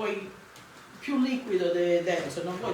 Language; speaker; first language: Italian; early bilingual, heritage; Italian